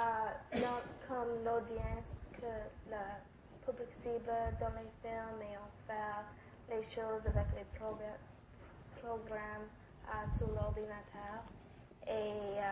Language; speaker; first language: French; non-native, learner; English